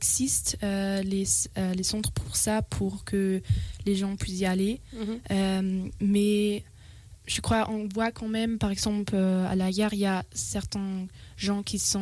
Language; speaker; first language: French; non-native, fluent; German